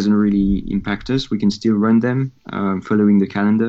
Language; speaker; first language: English; non-native, fluent; French